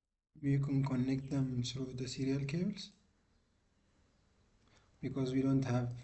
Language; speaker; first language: English; non-native, local second language; Amharic